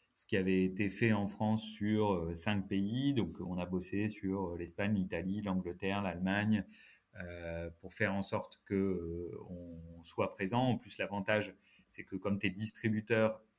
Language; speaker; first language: French; native; French